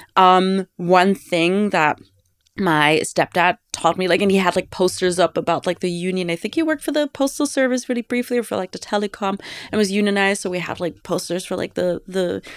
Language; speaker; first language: English; non-native, fluent; German